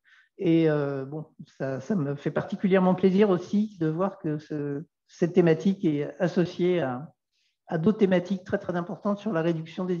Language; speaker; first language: French; native; French